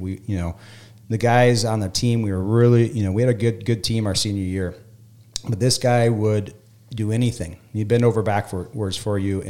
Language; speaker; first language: English; native; English